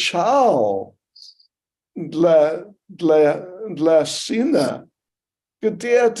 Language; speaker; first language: Russian; non-native, learner; English